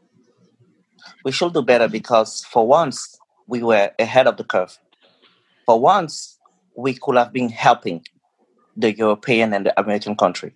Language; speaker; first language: English; non-native, local second language; French